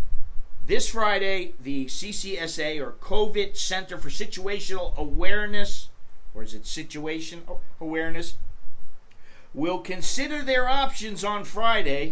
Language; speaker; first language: English; native; English